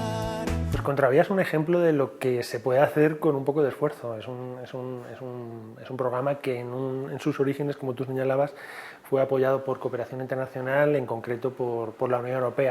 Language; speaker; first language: Spanish; native; Spanish